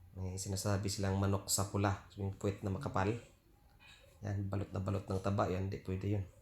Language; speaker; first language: Filipino; non-native, local second language; Cebuano